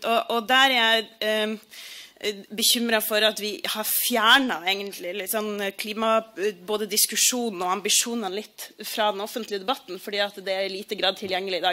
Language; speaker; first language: Norwegian; native; Norwegian